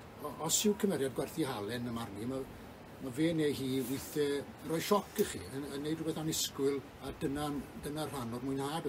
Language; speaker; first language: Welsh; native; Welsh